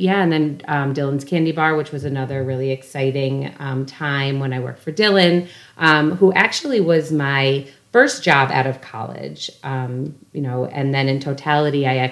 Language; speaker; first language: English; native; English